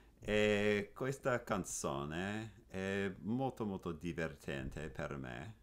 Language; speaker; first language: Italian; non-native, learner; English